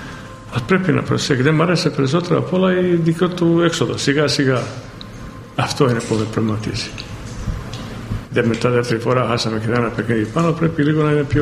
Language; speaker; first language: Greek; non-native, fluent; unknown